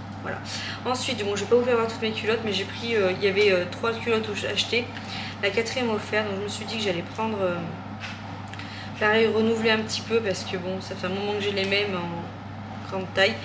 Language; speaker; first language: French; native; French